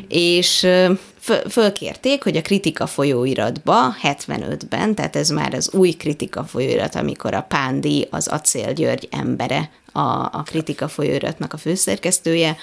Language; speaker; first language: Hungarian; native; Hungarian